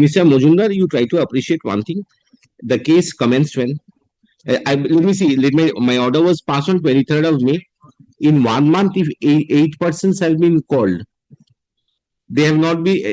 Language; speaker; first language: English; non-native, local second language; Bangla